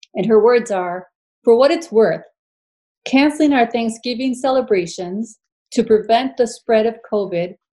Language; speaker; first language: English; early bilingual, other home language; Spanish